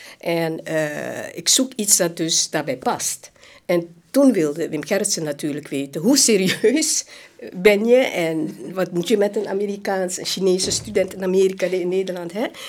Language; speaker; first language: Dutch; non-native, local second language; Hakka Chinese